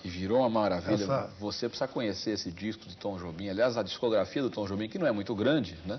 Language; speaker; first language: Portuguese; native; Portuguese